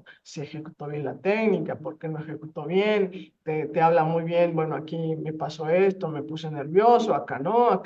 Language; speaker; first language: Spanish; native; Spanish